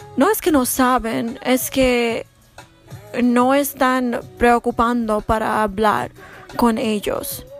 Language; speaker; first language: Spanish; non-native, learner; English